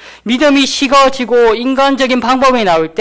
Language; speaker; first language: Korean; native; Korean